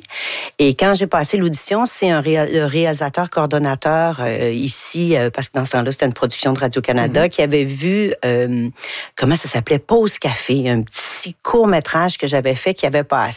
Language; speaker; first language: French; native; French